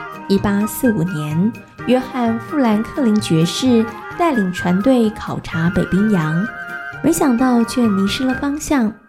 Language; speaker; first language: Chinese; native; Chinese